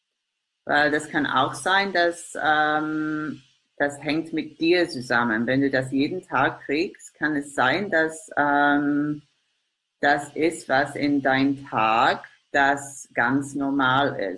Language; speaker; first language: German; non-native, learner; English